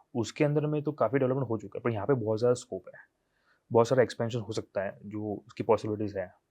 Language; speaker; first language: Hindi; non-native, local second language; Gujarati